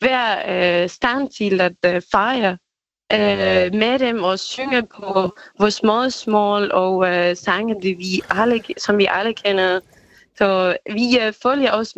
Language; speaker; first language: Danish; non-native, fluent; Spanish